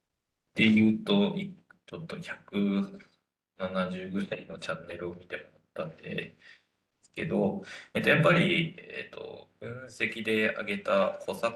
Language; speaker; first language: Japanese; native; Japanese